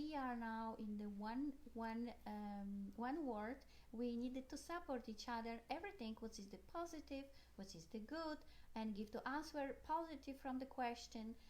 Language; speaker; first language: English; non-native, learner; Polish